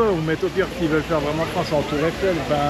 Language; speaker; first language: French; native; French